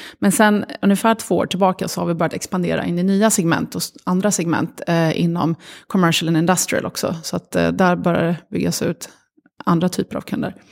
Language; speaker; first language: Swedish; early bilingual, other home language; Arabic